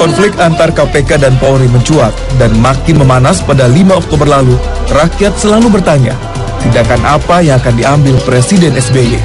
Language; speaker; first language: Indonesian; native; Indonesian